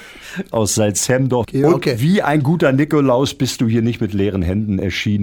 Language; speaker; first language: German; native; German